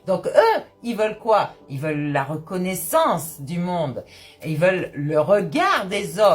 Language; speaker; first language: French; native; French